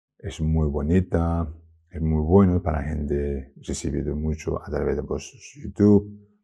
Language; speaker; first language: Spanish; non-native, learner; Tibetan